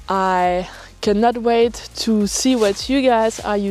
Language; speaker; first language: English; non-native, fluent; French